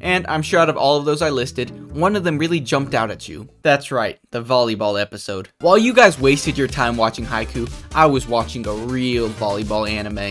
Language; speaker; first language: English; native; English